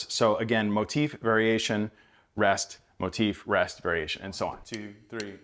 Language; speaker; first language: English; native; English